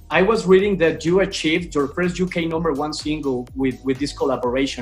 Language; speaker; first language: English; non-native, fluent; Spanish